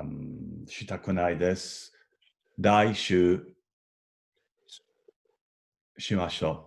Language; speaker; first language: Japanese; non-native, learner; English